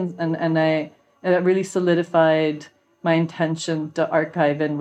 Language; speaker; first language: English; non-native, local second language; Urdu